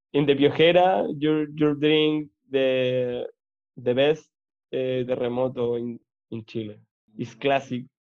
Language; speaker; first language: English; non-native, learner; Spanish